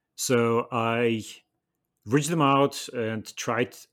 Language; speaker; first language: English; non-native, fluent; Russian